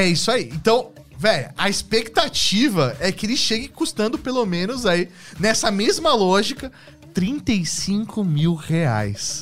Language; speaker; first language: Portuguese; native; Portuguese